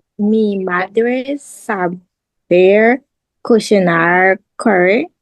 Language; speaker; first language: Spanish; non-native, learner; English